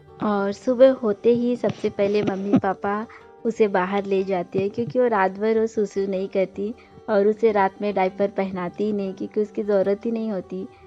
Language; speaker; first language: Hindi; non-native, local second language; Bangla